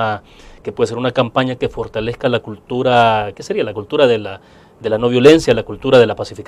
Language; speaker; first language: Spanish; native; Spanish